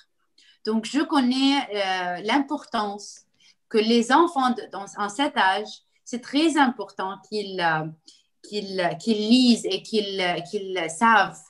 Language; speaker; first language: French; non-native, local second language; Arabic